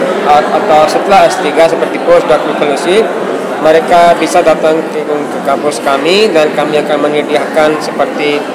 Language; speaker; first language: Indonesian; non-native, fluent; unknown